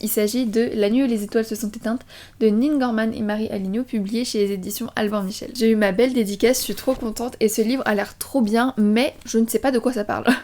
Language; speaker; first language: French; early bilingual, other home language; Vietnamese